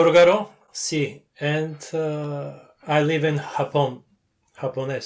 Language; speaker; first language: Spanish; non-native, learner; Bulgarian